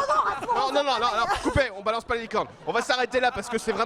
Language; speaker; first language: French; native; French